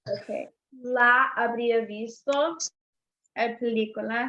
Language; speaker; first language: Spanish; non-native, learner; English